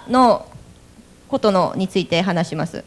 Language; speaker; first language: Japanese; native; Japanese